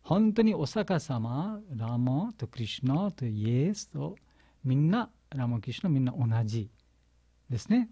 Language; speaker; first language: Japanese; non-native, learner; Bangla